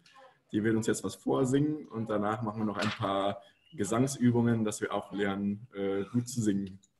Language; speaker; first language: German; native; German